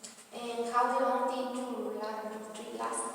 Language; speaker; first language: English; non-native, learner; Spanish